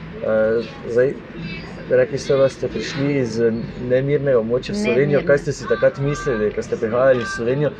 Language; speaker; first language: Slovenian; native; Slovenian